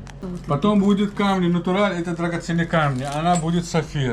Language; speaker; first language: Russian; non-native, learner; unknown